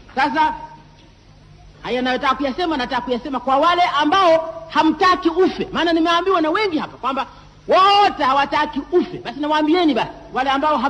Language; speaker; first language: Swahili; non-native, local second language; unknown